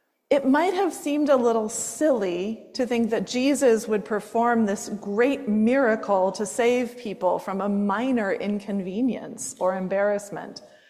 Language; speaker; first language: English; native; English